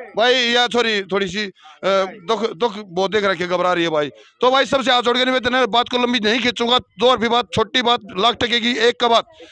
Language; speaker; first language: Hindi; native; Hindi